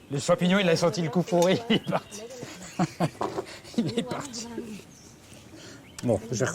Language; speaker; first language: French; native; French